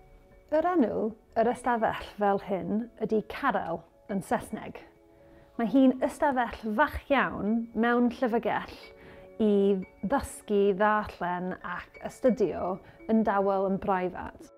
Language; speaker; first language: Welsh; non-native, learner; English